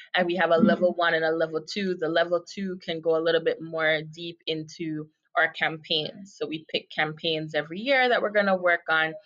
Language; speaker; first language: English; native; English